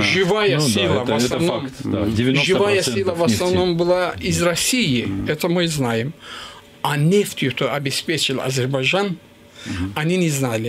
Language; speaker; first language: Russian; non-native, local second language; Azerbaijani